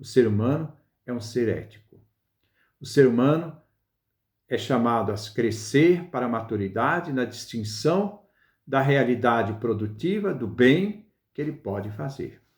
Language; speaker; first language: Portuguese; native; Portuguese